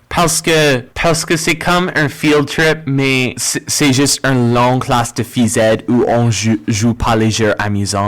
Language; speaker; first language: French; non-native, learner; English